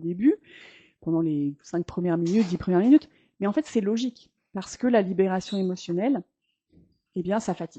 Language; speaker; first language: French; native; French